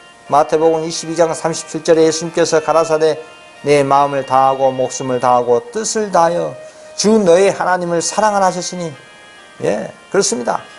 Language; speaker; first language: Korean; native; Korean